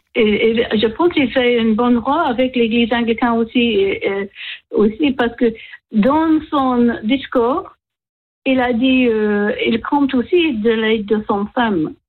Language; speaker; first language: French; non-native, learner; English